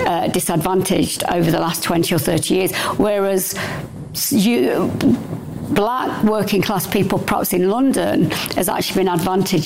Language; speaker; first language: English; native; English